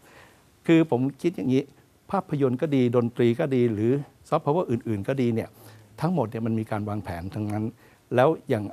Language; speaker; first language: Thai; native; Thai